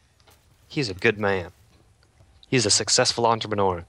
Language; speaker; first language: English; native; English